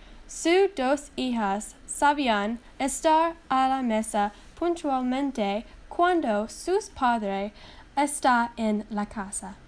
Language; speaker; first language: Spanish; non-native, learner; English